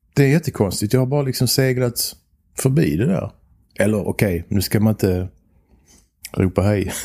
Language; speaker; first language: Swedish; native; Swedish